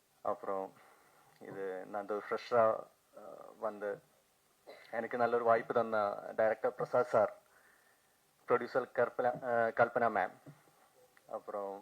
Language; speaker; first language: Tamil; non-native, learner; Malayalam